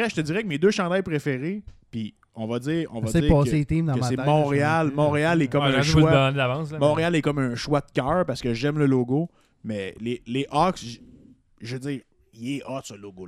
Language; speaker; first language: French; native; French